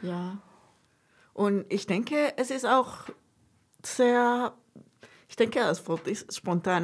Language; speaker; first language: German; non-native, fluent; Spanish